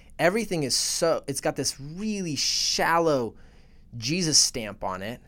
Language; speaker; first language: English; early bilingual, other home language; Russian